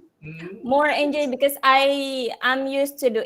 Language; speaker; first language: English; non-native, learner; Indonesian